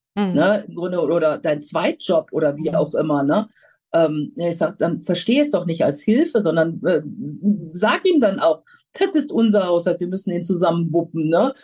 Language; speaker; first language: German; native; German